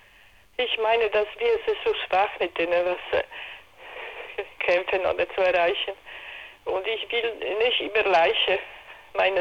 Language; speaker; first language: German; non-native, learner; Polish